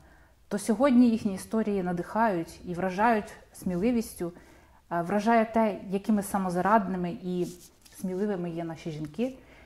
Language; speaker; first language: Ukrainian; native; Ukrainian